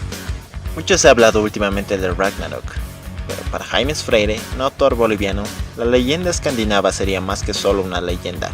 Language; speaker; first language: Spanish; native; Spanish